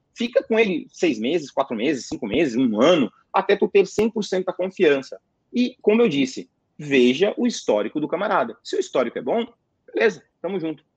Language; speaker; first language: Portuguese; native; Portuguese